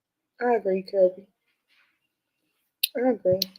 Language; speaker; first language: English; native; English